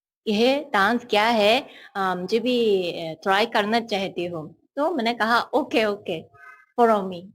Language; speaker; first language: Hindi; non-native, learner; Japanese